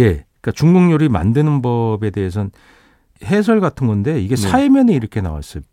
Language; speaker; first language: Korean; native; Korean